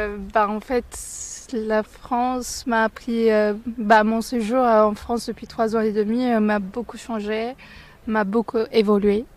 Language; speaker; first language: French; non-native, fluent; Turkish